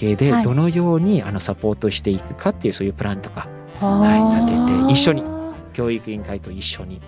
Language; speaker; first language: Japanese; non-native, fluent; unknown